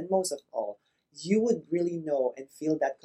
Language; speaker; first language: English; non-native, local second language; Filipino